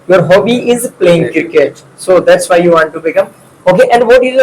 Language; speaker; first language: English; non-native, fluent; Hindi